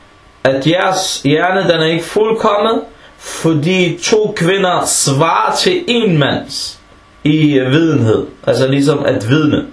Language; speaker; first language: Danish; early bilingual, other home language; Arabic